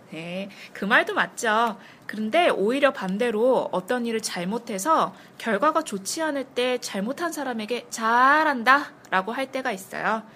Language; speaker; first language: Korean; native; Korean